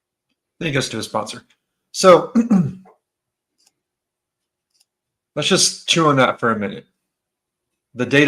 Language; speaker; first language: English; native; English